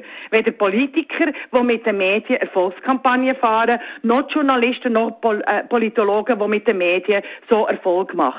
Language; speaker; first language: German; native; German